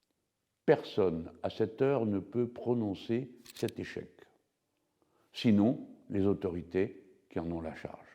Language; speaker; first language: French; native; French